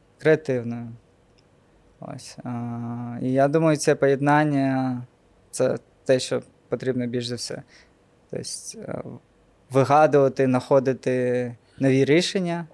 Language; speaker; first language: Ukrainian; non-native, local second language; Russian